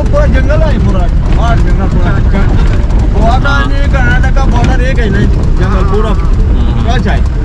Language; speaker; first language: Hindi; non-native, local second language; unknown